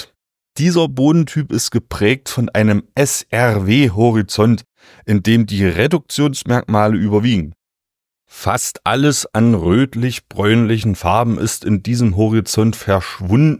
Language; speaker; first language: German; native; German